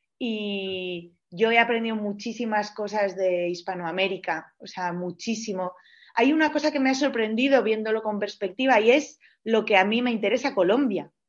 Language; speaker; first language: Spanish; native; Spanish